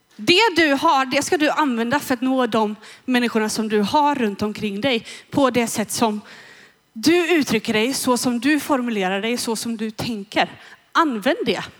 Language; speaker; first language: Swedish; native; Swedish